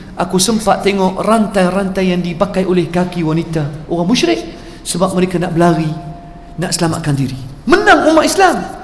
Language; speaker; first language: Malay; non-native, fluent; Arabic